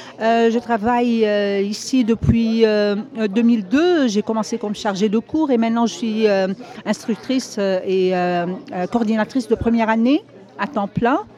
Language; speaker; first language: French; non-native, local second language; Arabic